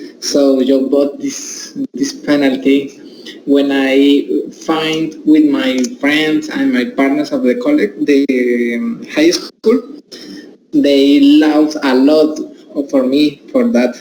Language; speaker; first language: English; non-native, learner; Spanish